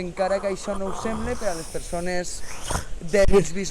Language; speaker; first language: Catalan; native; Catalan